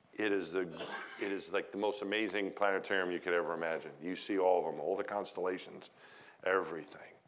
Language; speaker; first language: English; native; English